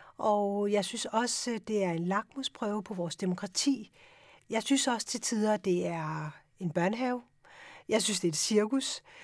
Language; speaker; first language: Danish; early bilingual, other home language; Urdu